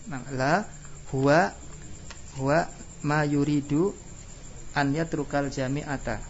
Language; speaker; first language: Arabic; non-native, fluent; Indonesian